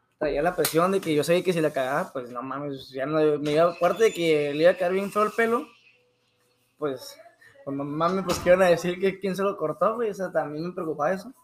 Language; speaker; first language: Spanish; native; Spanish